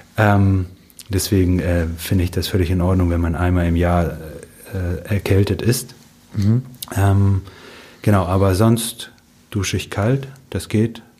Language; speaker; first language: German; early bilingual, other home language; Russian